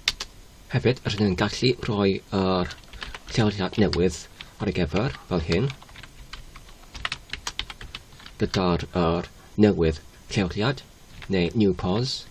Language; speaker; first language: Welsh; non-native, learner; English